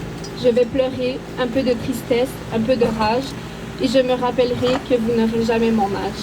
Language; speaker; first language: French; early bilingual, other home language; Arabic